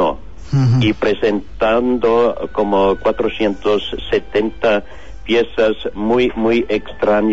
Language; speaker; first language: Spanish; non-native, learner; German